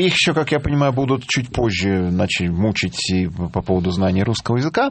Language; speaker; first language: Russian; native; Russian